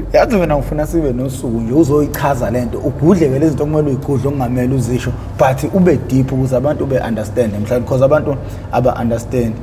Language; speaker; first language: Zulu; native; Zulu